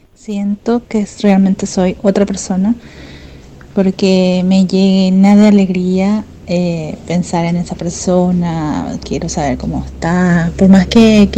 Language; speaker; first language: Spanish; native; Spanish